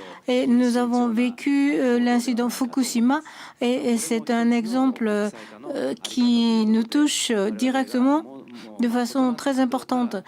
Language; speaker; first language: French; non-native, fluent; Japanese